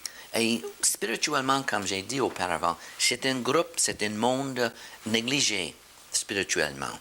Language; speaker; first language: French; non-native, learner; English